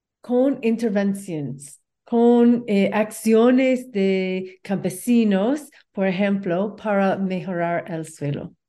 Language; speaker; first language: Spanish; non-native, learner; English